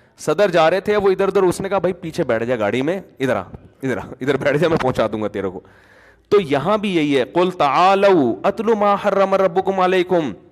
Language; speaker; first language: Urdu; native; Urdu